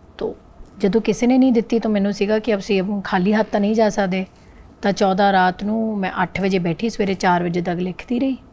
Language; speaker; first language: Punjabi; non-native, local second language; Hindi